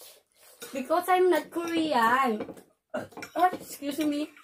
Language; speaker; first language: English; non-native, local second language; Filipino